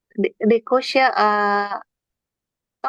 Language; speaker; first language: German; non-native, learner; Indonesian